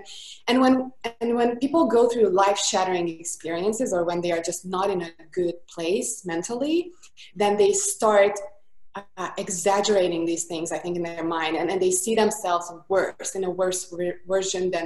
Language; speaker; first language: English; non-native, fluent; Hungarian